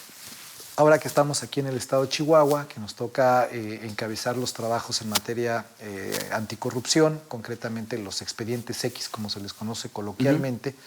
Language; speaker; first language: Spanish; native; Spanish